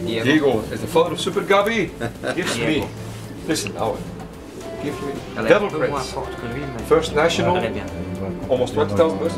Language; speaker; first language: English; non-native, learner; French